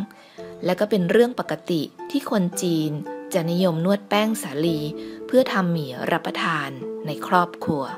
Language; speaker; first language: Thai; native; Thai